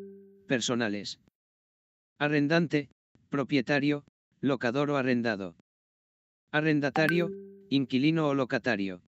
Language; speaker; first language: Spanish; native; Spanish